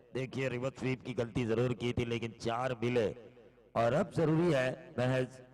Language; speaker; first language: Hindi; non-native, local second language; Marathi